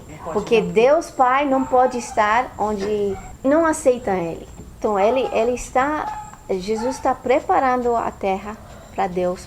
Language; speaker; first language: Portuguese; non-native, fluent; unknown